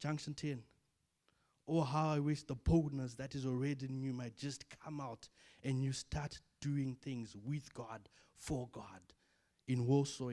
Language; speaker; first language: English; non-native, local second language; Shona